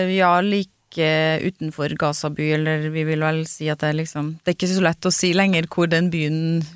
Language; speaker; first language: Norwegian; native; Norwegian